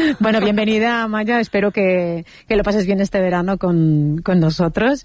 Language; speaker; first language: Spanish; native; Spanish